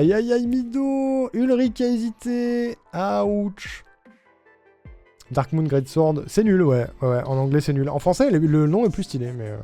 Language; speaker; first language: French; native; French